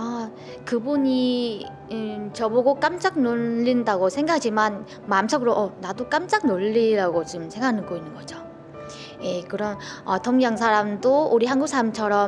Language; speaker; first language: Korean; non-native, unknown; Vietnamese